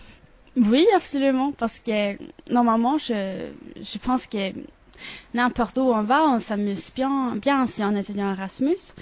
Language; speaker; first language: French; non-native, fluent; Swedish